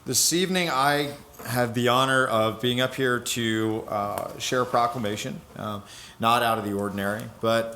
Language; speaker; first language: English; native; English